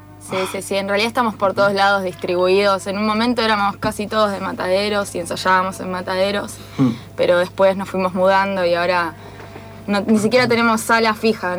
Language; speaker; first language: Spanish; native; Spanish